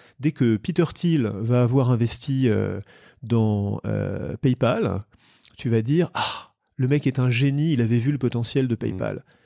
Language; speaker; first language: French; native; French